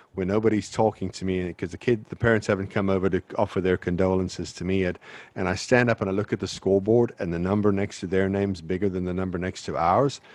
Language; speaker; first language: English; native; English